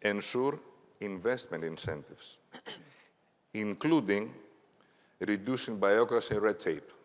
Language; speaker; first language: English; non-native, fluent; Greek